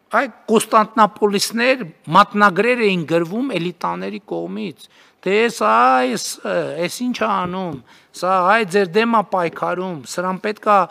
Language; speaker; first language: Armenian; native; Armenian